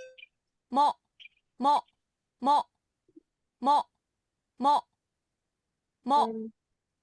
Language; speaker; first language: Japanese; non-native, learner; Filipino